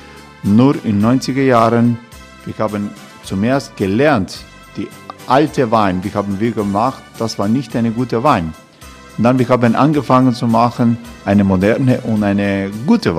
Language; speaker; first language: German; non-native, fluent; Croatian